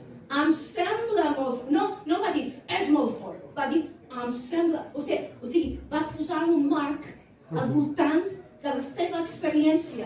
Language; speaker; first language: Catalan; non-native, fluent; English